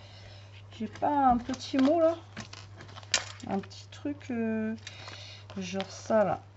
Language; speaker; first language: French; native; French